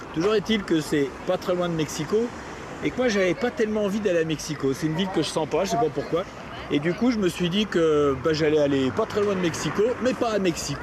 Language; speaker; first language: French; native; French